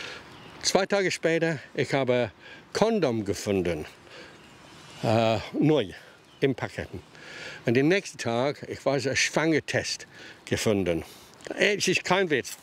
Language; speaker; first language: German; non-native, learner; English